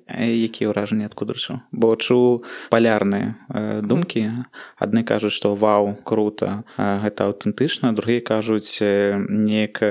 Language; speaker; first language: Belarusian; non-native, local second language; Russian